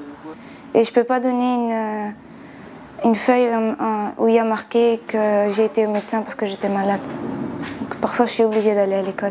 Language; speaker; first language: French; early bilingual, other home language; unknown